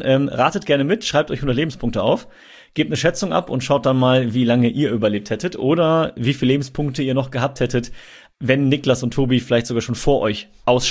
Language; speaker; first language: German; native; German